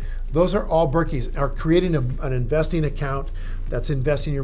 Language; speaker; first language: English; native; English